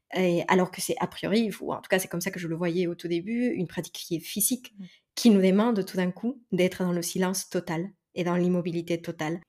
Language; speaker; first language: French; non-native, fluent; Spanish